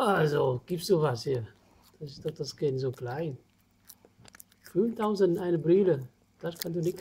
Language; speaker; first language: German; non-native, learner; Vietnamese